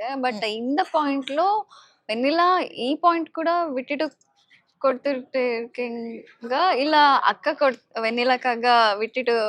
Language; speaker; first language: Tamil; non-native, learner; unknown